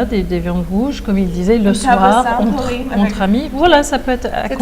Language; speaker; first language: French; native; French